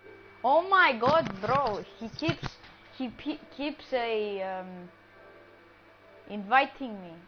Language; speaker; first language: English; non-native, learner; Greek